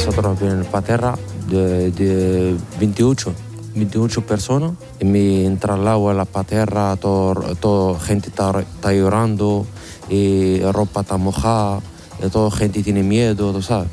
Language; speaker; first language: Spanish; non-native, learner; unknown